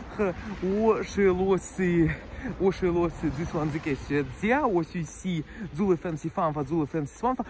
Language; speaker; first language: Chinese; non-native, learner; Russian